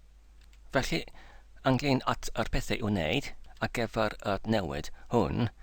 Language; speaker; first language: Welsh; non-native, learner; English